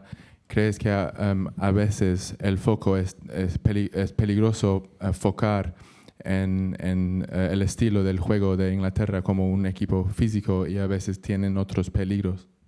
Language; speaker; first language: Spanish; non-native, learner; English